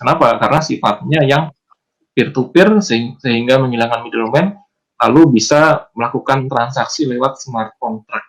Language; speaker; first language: Indonesian; native; Indonesian